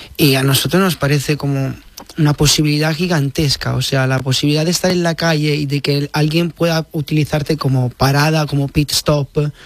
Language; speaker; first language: Spanish; non-native, fluent; Italian